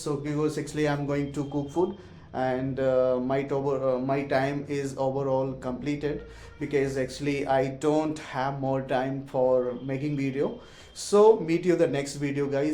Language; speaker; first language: English; non-native, learner; Hindi